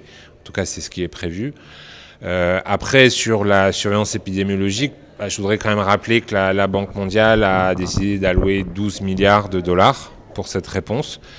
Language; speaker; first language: French; native; French